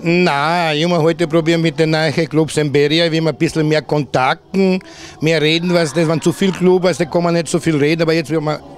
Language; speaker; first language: German; non-native, learner; Serbian